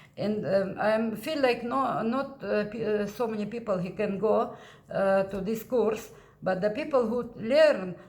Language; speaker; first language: English; non-native, learner; Russian